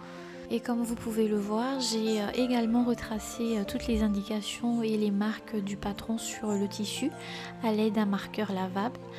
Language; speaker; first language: French; native; French